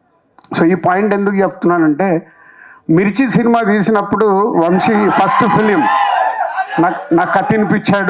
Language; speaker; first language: Telugu; native; Telugu